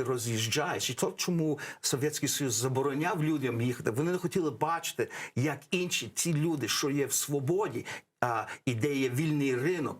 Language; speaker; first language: Ukrainian; early bilingual, heritage; English